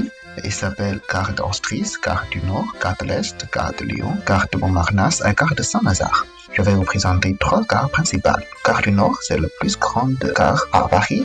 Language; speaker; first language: French; non-native, learner; Chinese